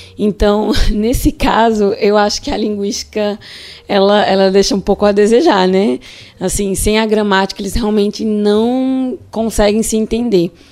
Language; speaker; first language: Portuguese; native; Portuguese